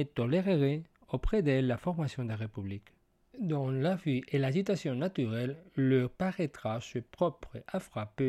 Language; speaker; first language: French; non-native, fluent; Spanish